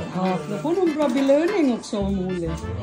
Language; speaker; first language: Swedish; non-native, learner; Filipino